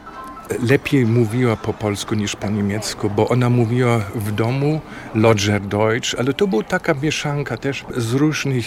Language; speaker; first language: Polish; non-native, learner; German